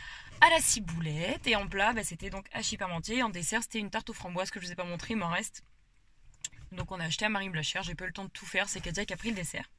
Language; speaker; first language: French; native; French